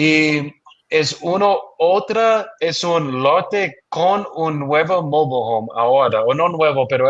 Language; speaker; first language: Spanish; non-native, learner; English